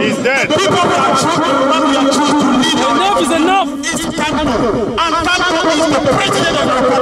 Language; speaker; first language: English; non-native, local second language; French